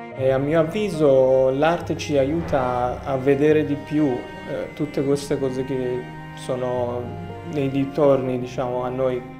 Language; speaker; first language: Italian; non-native, fluent; Persian